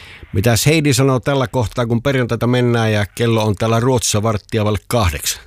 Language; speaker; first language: Finnish; native; Finnish